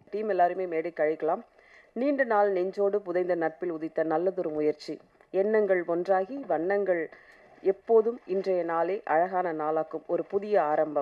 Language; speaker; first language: Tamil; native; Tamil